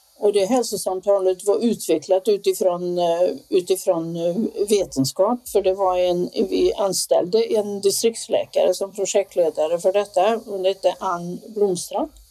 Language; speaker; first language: Swedish; native; Swedish